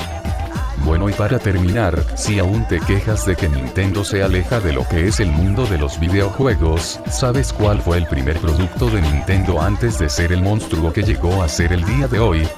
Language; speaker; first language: Spanish; native; Spanish